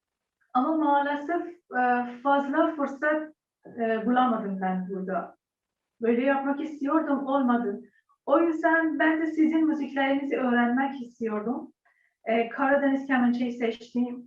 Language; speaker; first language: Turkish; non-native, learner; Persian